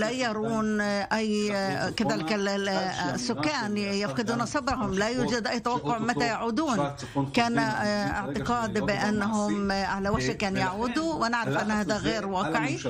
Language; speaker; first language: Arabic; non-native, fluent; Hebrew